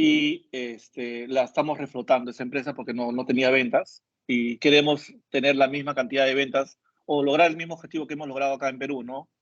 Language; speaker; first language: Spanish; native; Spanish